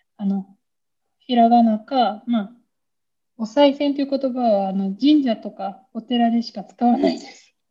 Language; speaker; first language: Japanese; native; Japanese